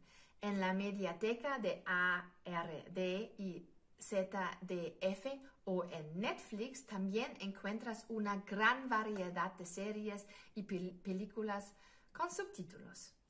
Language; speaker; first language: Spanish; non-native, fluent; German